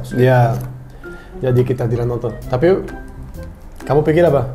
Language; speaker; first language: Indonesian; non-native, learner; Portuguese